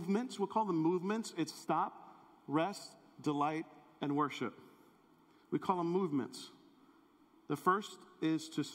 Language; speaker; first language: English; native; English